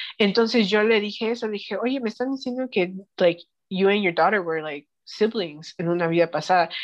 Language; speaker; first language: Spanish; early bilingual, heritage; Spanish